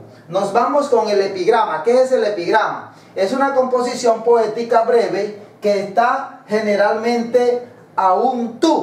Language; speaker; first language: Spanish; native; Spanish